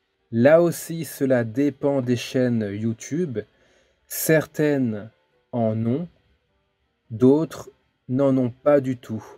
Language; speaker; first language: French; native; French